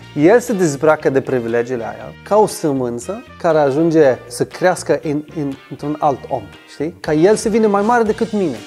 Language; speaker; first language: Romanian; non-native, fluent; Swedish